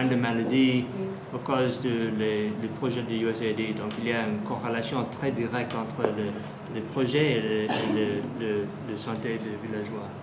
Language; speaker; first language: French; non-native, fluent; English